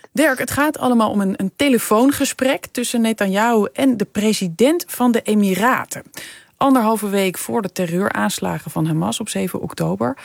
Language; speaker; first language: Dutch; native; Dutch